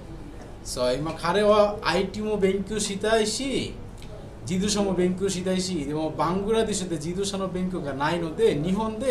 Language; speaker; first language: Japanese; non-native, learner; Bangla